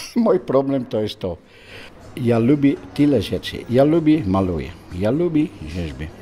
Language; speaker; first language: Polish; non-native, learner; Dutch